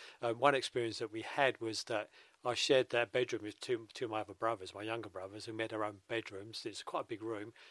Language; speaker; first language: English; native; English